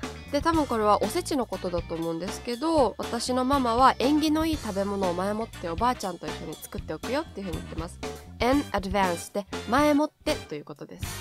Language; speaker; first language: Japanese; native; Japanese